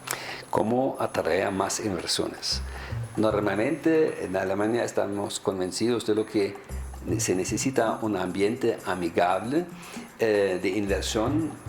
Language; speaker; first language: Spanish; non-native, fluent; German